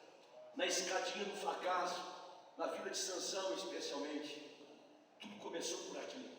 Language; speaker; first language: Portuguese; native; Portuguese